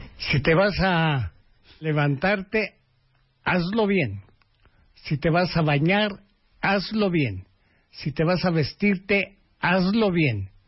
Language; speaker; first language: Spanish; early bilingual, other home language; Japanese